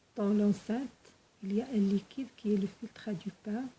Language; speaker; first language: French; non-native, local second language; Arabic